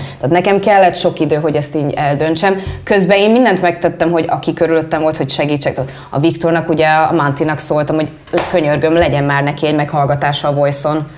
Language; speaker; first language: Hungarian; early bilingual, heritage; Hungarian